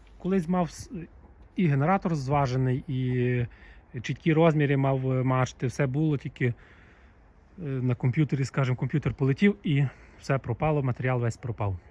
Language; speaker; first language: Ukrainian; native; Ukrainian